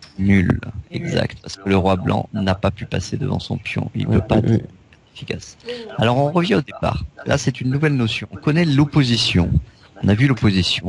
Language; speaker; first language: French; native; French